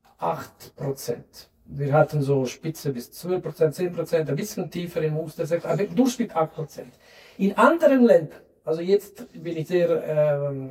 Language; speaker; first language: German; non-native, local second language; French